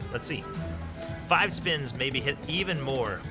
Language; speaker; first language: English; native; English